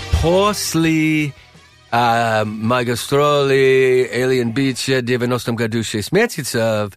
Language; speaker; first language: Russian; non-native, learner; English